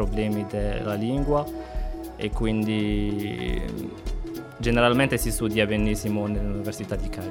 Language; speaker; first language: Italian; non-native, fluent; Arabic